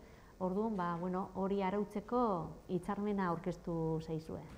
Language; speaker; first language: Basque; native; Basque